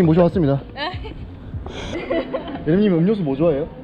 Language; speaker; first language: Korean; native; Korean